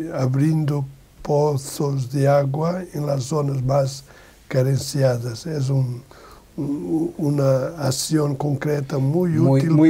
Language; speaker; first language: Spanish; non-native, learner; Portuguese